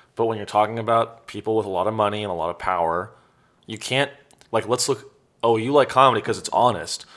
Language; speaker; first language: English; native; English